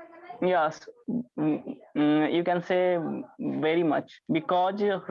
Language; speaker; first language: English; non-native, learner; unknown